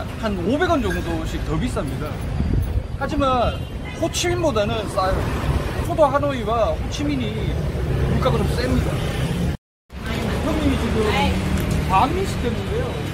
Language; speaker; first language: Korean; native; Korean